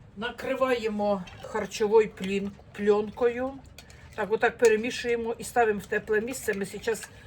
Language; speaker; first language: Ukrainian; non-native, local second language; Russian